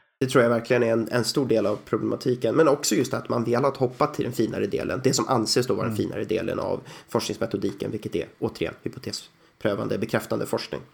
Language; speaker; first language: Swedish; native; Swedish